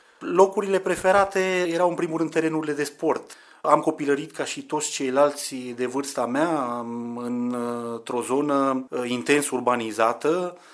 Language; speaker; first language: Romanian; native; Romanian